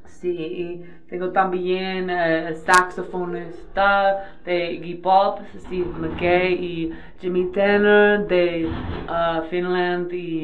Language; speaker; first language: Spanish; non-native, learner; English